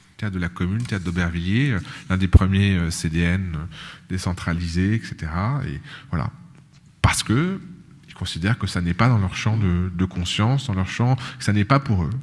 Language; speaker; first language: French; native; French